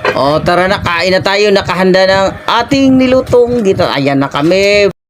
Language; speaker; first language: Filipino; non-native, local second language; Bikol